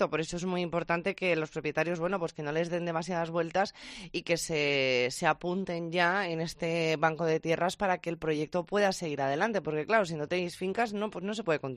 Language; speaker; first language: Spanish; native; Spanish